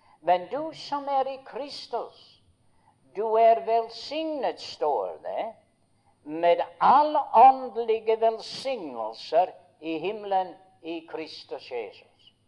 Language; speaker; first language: Norwegian; early bilingual, heritage; Norwegian